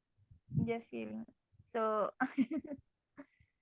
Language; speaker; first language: English; non-native, learner; Indonesian